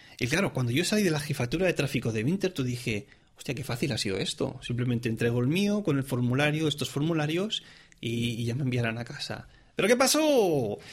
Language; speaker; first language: Spanish; non-native, local second language; Catalan